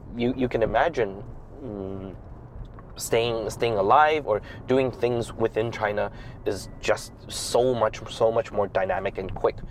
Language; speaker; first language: English; non-native, local second language; Cantonese